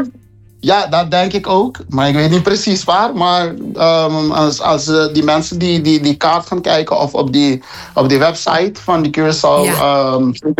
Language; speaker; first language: Dutch; non-native, local second language; Papiamento